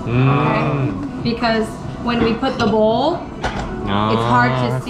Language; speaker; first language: English; non-native, fluent; Japanese